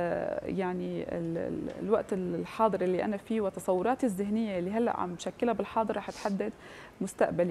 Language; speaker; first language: Arabic; native; Arabic